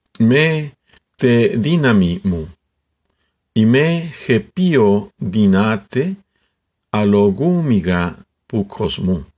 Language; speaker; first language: Greek; non-native, learner; Spanish